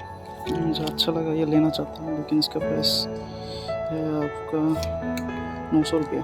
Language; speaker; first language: Hindi; non-native, local second language; Assamese